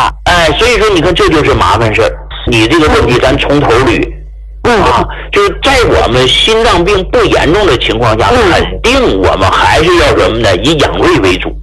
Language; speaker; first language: Chinese; native; Chinese